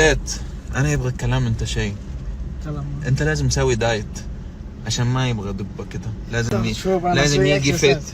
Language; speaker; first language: Arabic; native; Arabic